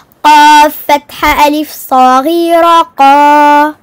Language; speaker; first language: Arabic; non-native, learner; French